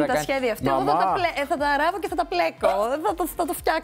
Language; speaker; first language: Greek; native; Greek